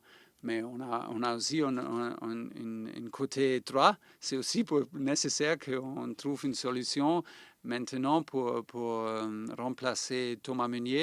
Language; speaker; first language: French; non-native, fluent; German